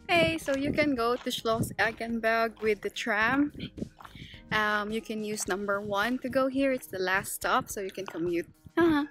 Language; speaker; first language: English; non-native, local second language; Filipino